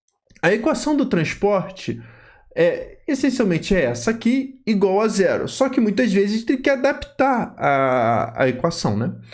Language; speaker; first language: Portuguese; native; Portuguese